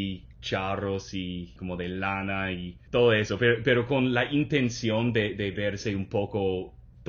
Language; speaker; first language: Spanish; non-native, fluent; English